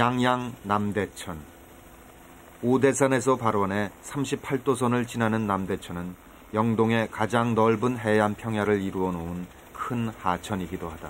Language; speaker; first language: Korean; native; Korean